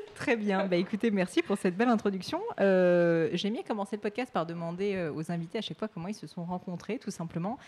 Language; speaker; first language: French; native; French